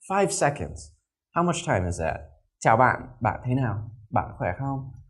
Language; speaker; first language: Vietnamese; non-native, learner; English